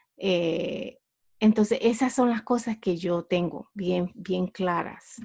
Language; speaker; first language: Spanish; native; Spanish